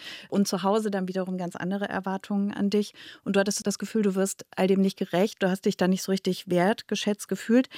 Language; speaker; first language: German; native; German